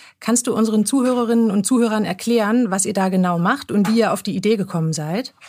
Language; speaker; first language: German; native; German